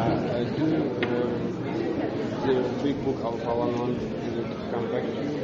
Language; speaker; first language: English; non-native, learner; Russian